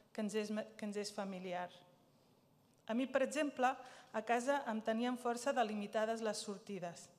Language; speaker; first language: Catalan; early bilingual, other home language; Riffian